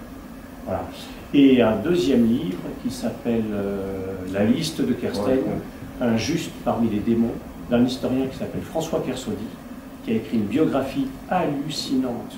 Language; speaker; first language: French; native; French